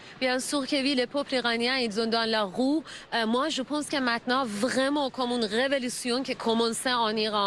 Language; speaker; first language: French; non-native, learner; Persian